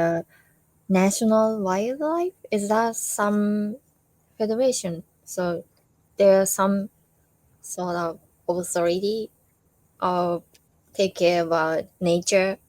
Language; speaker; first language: English; non-native, learner; Japanese